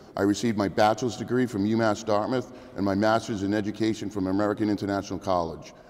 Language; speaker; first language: English; native; English